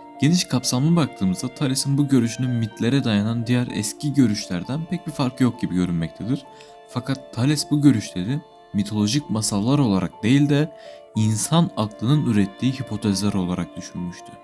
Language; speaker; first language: Turkish; native; Turkish